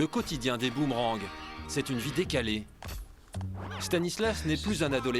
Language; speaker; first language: French; native; French